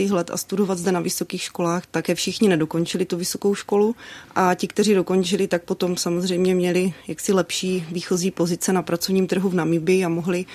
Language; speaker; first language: Czech; native; Czech